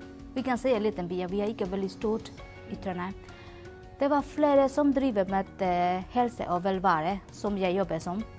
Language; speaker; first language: Norwegian; non-native, learner; Burmese